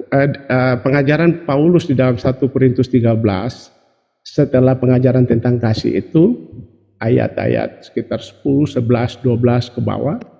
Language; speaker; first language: Indonesian; native; Indonesian